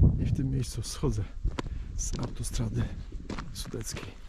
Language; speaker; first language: Polish; native; Polish